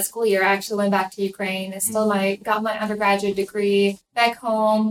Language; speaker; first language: English; non-native, fluent; Ukrainian